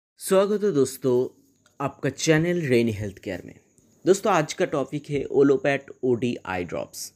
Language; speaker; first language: Hindi; non-native, local second language; Bangla